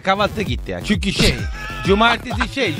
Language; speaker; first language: Turkish; non-native, learner; Italian